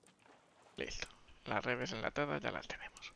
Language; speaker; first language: Spanish; native; Spanish